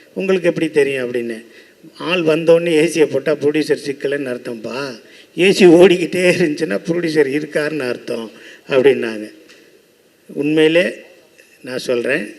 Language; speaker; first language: Tamil; native; Tamil